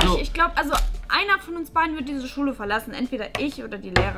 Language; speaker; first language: German; native; German